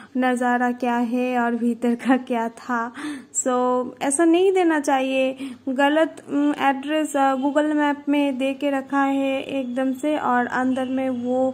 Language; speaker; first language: Hindi; non-native, local second language; Bangla